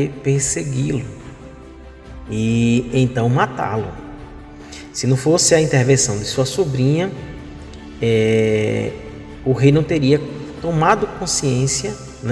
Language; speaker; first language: Portuguese; native; Portuguese